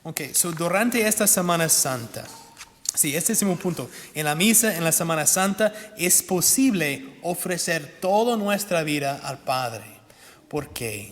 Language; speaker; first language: Spanish; non-native, fluent; English